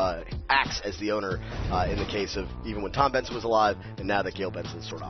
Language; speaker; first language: English; native; English